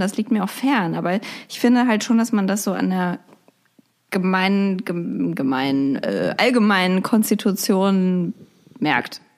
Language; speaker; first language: German; native; German